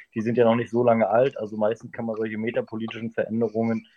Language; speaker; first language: German; native; German